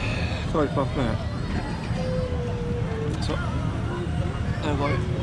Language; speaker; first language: Swedish; native; Swedish